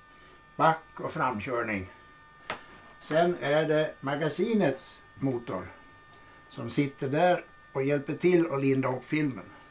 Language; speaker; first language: Swedish; native; Swedish